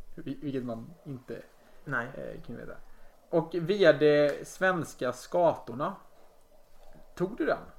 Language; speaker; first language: Swedish; native; Swedish